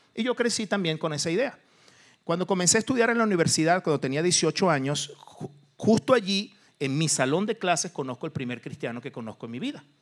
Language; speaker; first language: Spanish; early bilingual, other home language; Portuguese